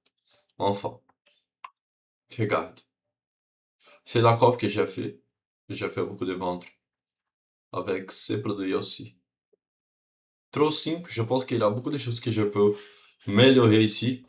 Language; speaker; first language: French; non-native, learner; Portuguese